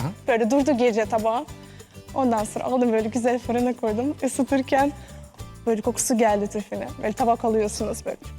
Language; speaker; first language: Turkish; non-native, fluent; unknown